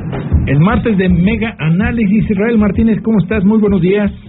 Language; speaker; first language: Spanish; native; Spanish